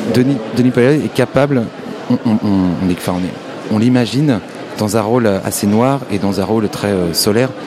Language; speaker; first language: French; native; French